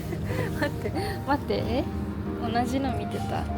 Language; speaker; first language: Japanese; native; Japanese